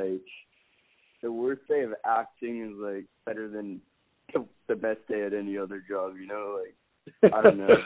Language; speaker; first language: English; native; English